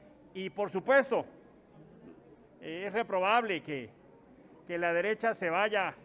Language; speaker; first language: Spanish; native; Spanish